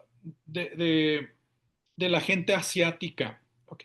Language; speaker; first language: Spanish; early bilingual, heritage; Spanish